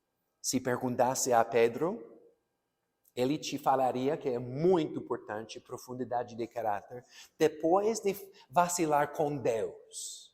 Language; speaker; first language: Portuguese; non-native, fluent; English